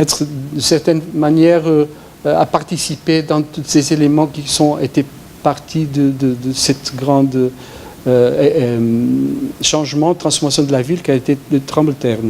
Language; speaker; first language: French; non-native, fluent; Portuguese